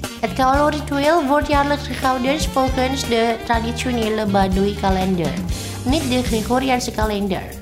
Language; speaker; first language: Dutch; non-native, fluent; Indonesian